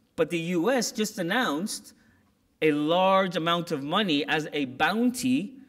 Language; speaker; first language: English; native; English